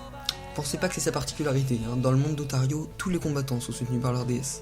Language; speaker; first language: French; native; French